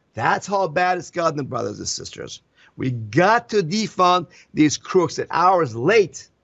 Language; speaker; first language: English; non-native, fluent; Persian